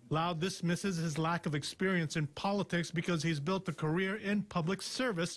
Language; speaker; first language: English; native; English